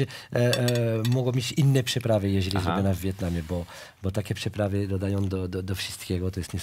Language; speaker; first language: Polish; non-native, fluent; French